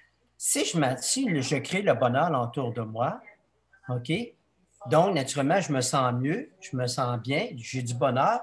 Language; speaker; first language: French; native; French